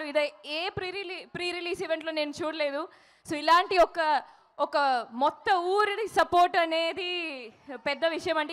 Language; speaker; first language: Telugu; native; Telugu